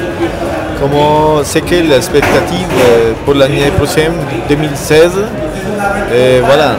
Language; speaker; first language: French; non-native, learner; Spanish